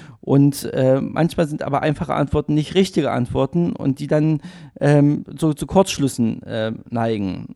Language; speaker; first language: German; native; German